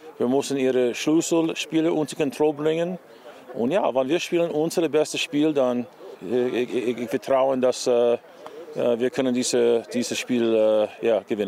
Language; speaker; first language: German; non-native, learner; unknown